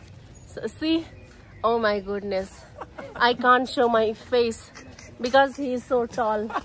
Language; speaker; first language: English; non-native, learner; Nepali